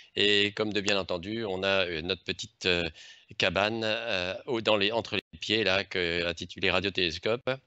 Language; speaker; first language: French; native; French